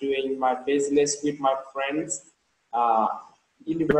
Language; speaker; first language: English; non-native, learner; Vietnamese